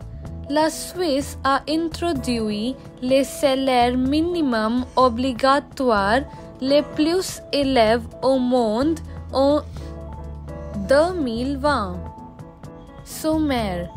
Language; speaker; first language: French; non-native, learner; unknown